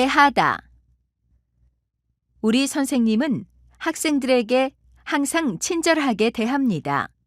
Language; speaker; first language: Korean; non-native, learner; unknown